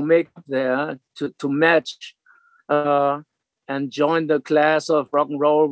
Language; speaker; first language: English; non-native, fluent; German